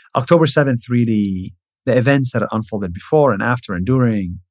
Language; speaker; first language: English; non-native, fluent; Hebrew